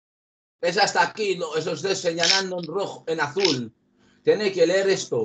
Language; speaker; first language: Spanish; native; Spanish